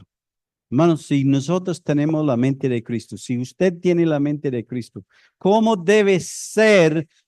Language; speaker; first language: Spanish; non-native, fluent; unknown